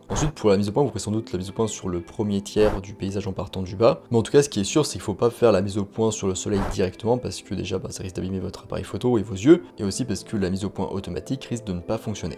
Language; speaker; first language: French; native; French